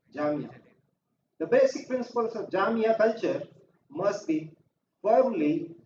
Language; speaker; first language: English; non-native, local second language; Hindi